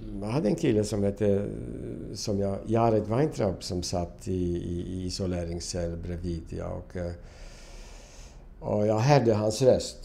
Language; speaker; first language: Swedish; non-native, fluent; Polish